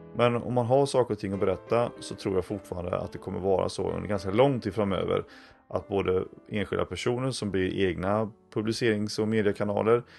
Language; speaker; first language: Swedish; native; Swedish